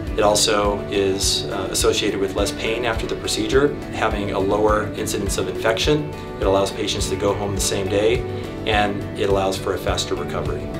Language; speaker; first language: English; native; English